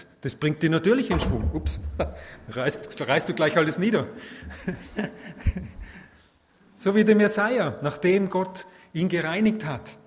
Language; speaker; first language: German; native; German